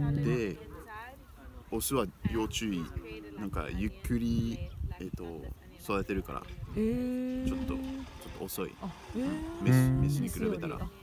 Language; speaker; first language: Japanese; non-native, fluent; French